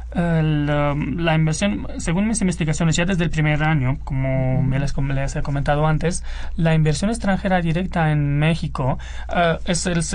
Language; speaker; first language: Spanish; non-native, fluent; Romanian